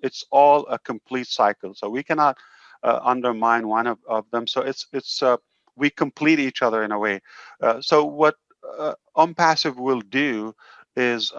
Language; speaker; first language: English; non-native, fluent; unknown